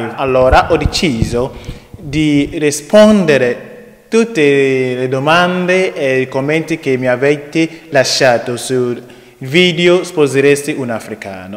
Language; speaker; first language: Italian; non-native, learner; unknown